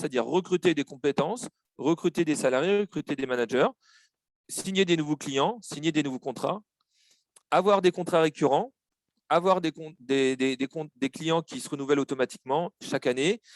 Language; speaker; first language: French; native; French